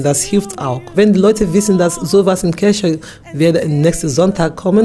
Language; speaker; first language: German; non-native, learner; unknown